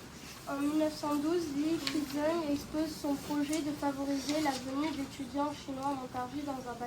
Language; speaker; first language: French; non-native, learner; Chinese